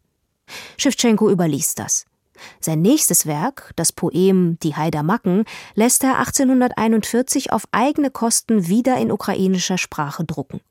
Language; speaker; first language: German; native; German